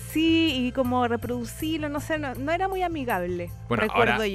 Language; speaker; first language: Spanish; native; Spanish